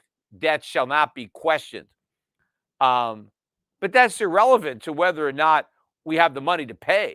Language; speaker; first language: English; native; English